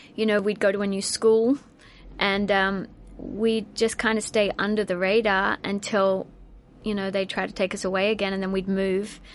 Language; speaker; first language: English; native; English